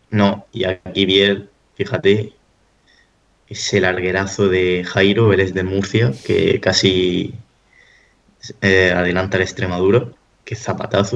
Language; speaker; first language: Spanish; native; Spanish